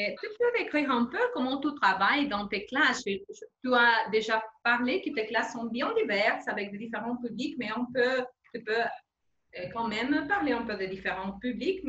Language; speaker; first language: French; non-native, learner; Spanish